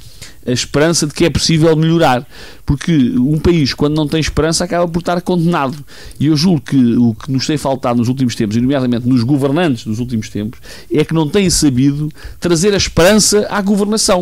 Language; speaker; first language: Portuguese; native; Portuguese